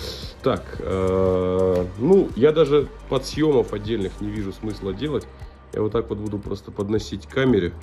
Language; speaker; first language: Russian; native; Russian